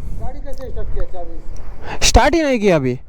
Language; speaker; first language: Hindi; non-native, local second language; Kannada